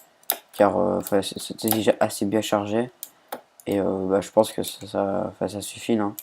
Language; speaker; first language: French; native; French